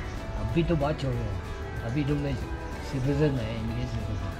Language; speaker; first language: Hindi; non-native, local second language; Chinese